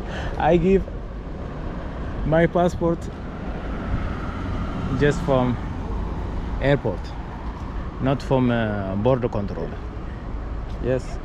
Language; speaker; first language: English; non-native, learner; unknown